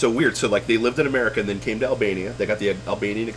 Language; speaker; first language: English; native; English